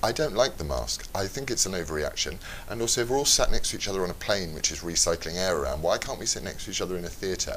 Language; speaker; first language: English; native; English